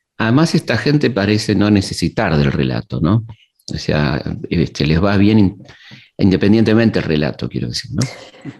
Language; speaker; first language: Spanish; native; Spanish